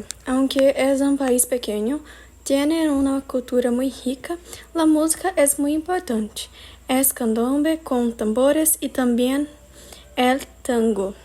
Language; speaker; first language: Spanish; non-native, learner; Portuguese